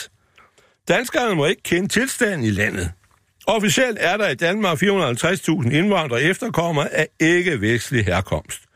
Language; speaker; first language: Danish; native; Danish